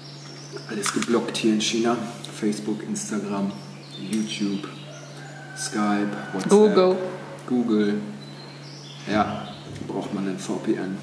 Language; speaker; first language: German; native; German